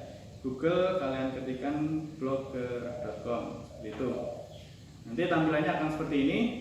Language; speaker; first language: Indonesian; native; Indonesian